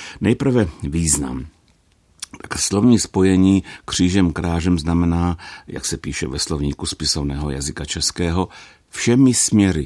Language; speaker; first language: Czech; native; Czech